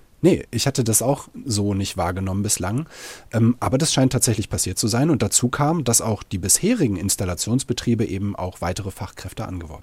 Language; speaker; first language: German; native; German